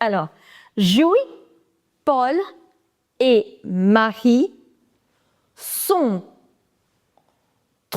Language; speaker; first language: French; non-native, fluent; Hindi